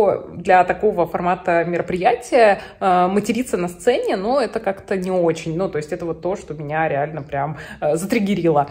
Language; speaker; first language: Russian; native; Russian